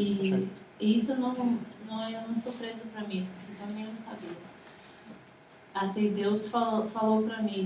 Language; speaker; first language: Portuguese; non-native, fluent; English